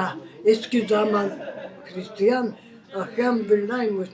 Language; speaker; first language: Turkish; non-native, local second language; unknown